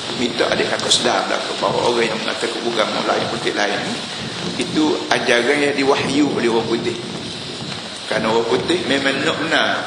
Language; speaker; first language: Malay; native; Malay